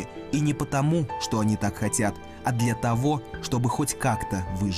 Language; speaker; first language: Russian; native; Russian